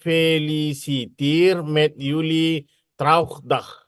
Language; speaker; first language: Dutch; non-native, learner; Indonesian